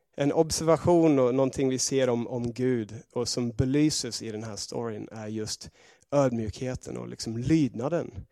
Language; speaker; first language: Swedish; native; Swedish